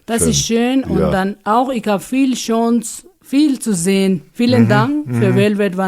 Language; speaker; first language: German; non-native, learner; Ladakhi